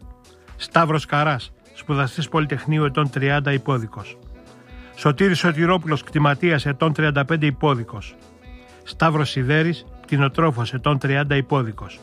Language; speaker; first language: Greek; native; Greek